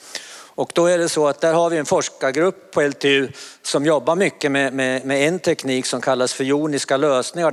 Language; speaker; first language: Swedish; native; Swedish